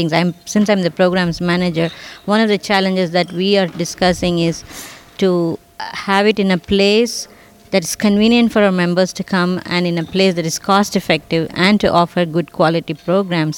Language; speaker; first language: English; non-native, local second language; Tamil